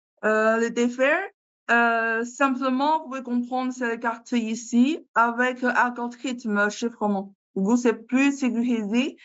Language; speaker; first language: French; non-native, learner; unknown